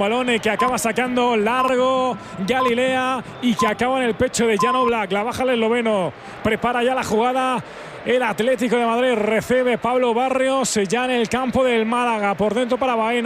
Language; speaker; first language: Spanish; native; Spanish